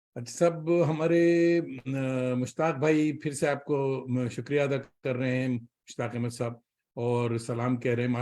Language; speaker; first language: Urdu; native; Urdu